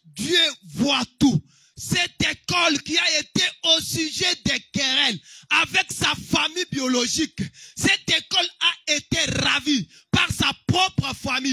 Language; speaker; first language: French; non-native, local second language; Lingala